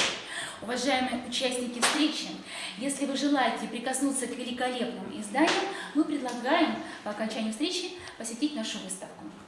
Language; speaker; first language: Russian; native; Russian